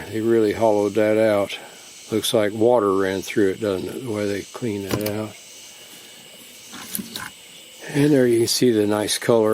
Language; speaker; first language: English; native; English